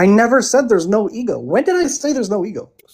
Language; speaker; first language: English; early bilingual, heritage; Punjabi